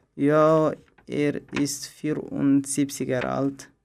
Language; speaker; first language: German; non-native, learner; Tigrinya